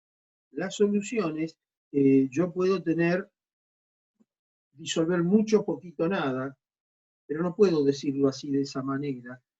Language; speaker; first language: Spanish; native; Spanish